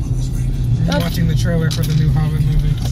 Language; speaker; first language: English; native; English